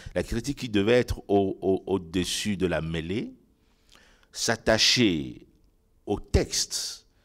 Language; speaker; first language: French; non-native, local second language; Ewe